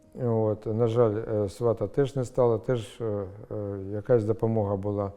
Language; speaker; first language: Ukrainian; non-native, local second language; Russian